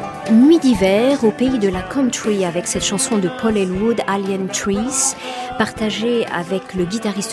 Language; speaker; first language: French; native; French